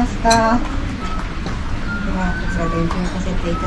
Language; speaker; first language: Japanese; native; Japanese